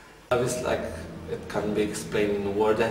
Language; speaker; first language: English; non-native, learner; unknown